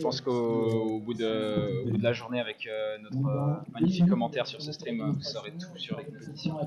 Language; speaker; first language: French; native; French